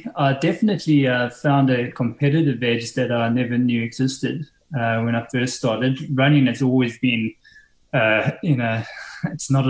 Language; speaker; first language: English; native; English